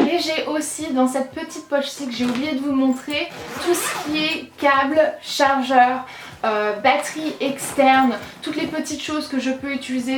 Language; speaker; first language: French; native; French